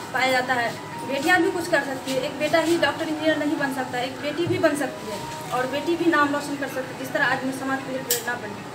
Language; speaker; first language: Hindi; native; Hindi